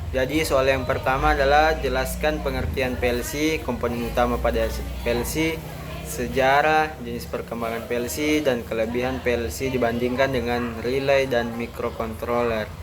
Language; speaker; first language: Indonesian; native; Indonesian